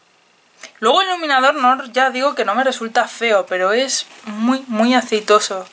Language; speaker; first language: Spanish; native; Spanish